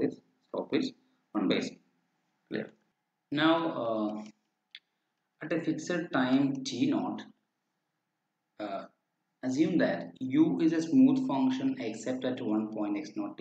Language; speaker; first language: English; non-native, local second language; Malayalam